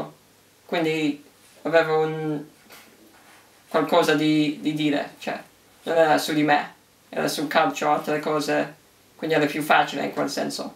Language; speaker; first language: Italian; early bilingual, heritage; English